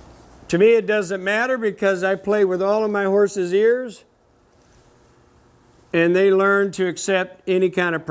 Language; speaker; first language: English; native; English